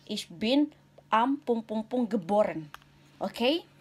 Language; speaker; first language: German; non-native, learner; Indonesian